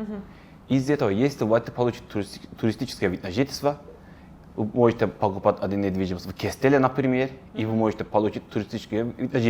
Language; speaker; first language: Russian; non-native, learner; Turkish